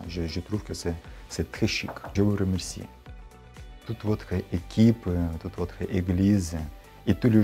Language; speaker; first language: French; non-native, learner; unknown